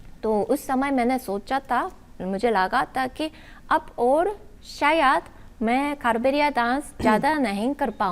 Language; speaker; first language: Hindi; non-native, learner; Japanese